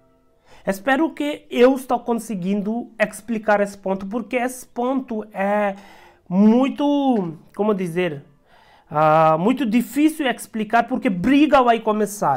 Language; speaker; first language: Portuguese; non-native, learner; Hindi